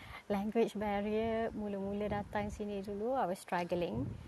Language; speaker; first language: English; non-native, local second language; Malay